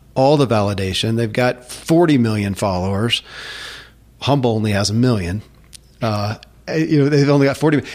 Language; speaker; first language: English; native; English